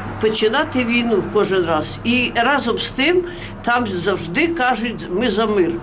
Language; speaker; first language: Ukrainian; non-native, local second language; Russian